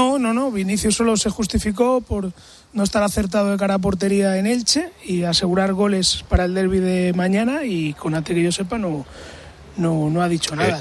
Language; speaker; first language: Spanish; native; Spanish